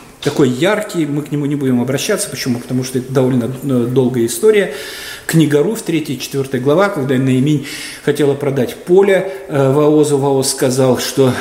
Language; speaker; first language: Russian; native; Russian